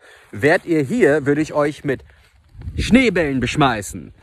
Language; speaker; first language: German; non-native, fluent; English